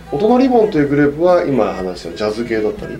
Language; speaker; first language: Japanese; native; Japanese